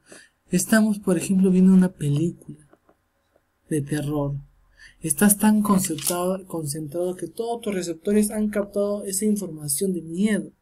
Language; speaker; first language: Spanish; native; Spanish